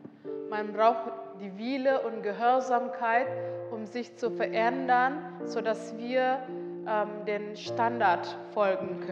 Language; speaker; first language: German; non-native, learner; Indonesian